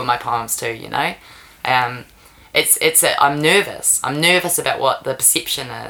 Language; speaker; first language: English; native; English